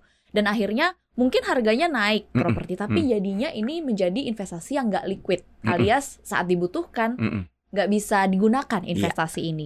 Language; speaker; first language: Indonesian; native; Indonesian